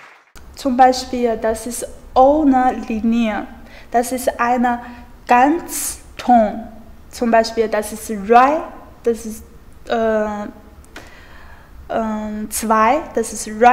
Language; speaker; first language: German; non-native, learner; Chinese